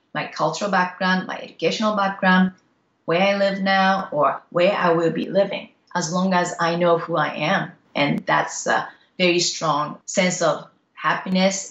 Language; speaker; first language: English; non-native, fluent; Japanese